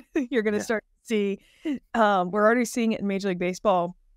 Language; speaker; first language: English; native; English